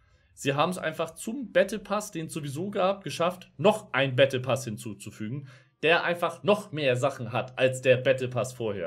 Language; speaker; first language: German; native; German